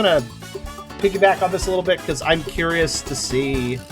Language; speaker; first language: English; native; English